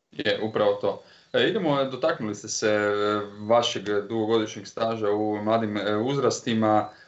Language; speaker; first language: Croatian; native; Croatian